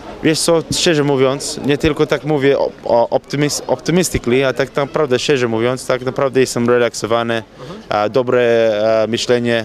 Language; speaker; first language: Polish; early bilingual, heritage; Polish